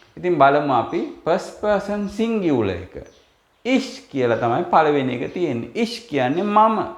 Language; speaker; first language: Sinhala; native; Sinhala